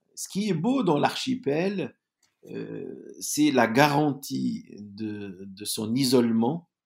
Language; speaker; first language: French; non-native, local second language; Arabic